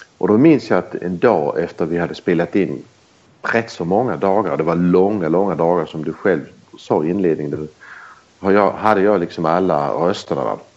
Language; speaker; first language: Swedish; early bilingual, heritage; Swedish